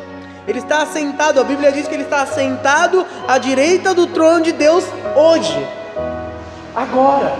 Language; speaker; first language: Portuguese; native; Portuguese